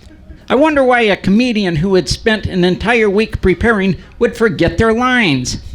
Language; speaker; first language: English; native; English